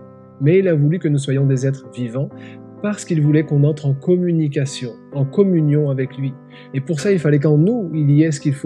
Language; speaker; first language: French; native; French